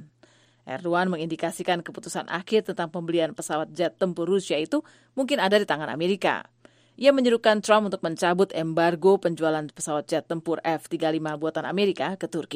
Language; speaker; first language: Indonesian; native; Indonesian